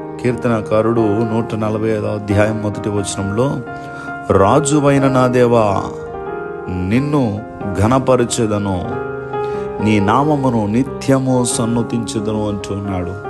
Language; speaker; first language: Telugu; native; Telugu